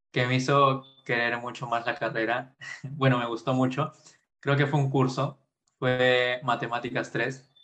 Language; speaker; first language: Spanish; native; Spanish